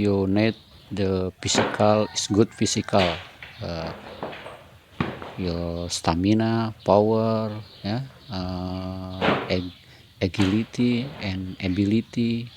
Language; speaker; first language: English; non-native, learner; Indonesian